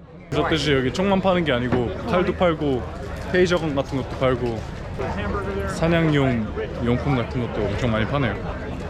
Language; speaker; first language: Korean; early bilingual, heritage; Korean